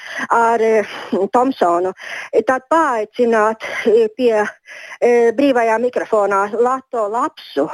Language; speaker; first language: Latvian; native; Latvian